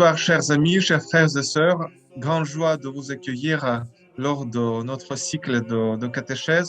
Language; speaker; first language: French; non-native, fluent; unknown